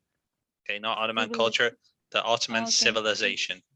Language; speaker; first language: English; non-native, fluent; Spanish